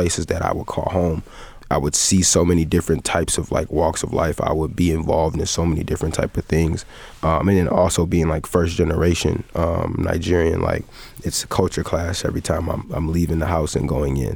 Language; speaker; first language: English; native; English